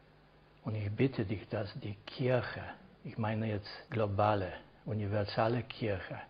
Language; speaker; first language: German; non-native, fluent; Polish